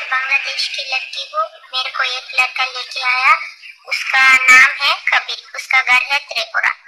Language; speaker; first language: Hindi; non-native, learner; Bangla